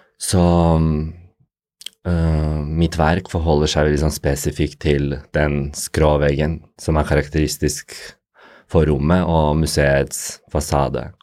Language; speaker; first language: Norwegian; early bilingual, other home language; Bosnian